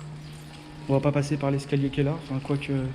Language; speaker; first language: French; native; French